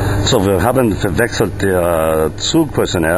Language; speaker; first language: German; non-native, learner; English